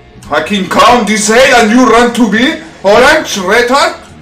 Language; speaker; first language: English; non-native, learner; Spanish